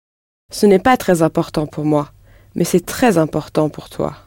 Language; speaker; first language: French; non-native, learner; English